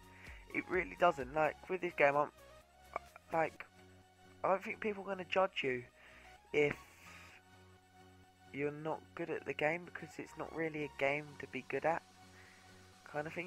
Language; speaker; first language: English; native; English